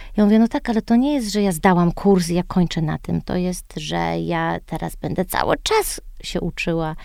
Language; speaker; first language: Polish; early bilingual, heritage; Polish